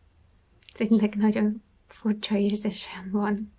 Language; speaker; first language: Hungarian; non-native, fluent; Ukrainian